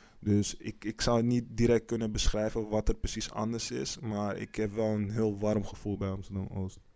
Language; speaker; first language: Dutch; native; Dutch